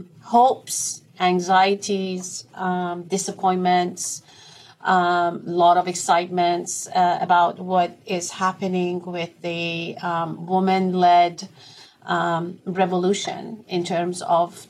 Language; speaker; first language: English; non-native, fluent; Persian